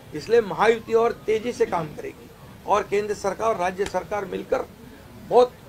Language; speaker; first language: Hindi; non-native, local second language; Marathi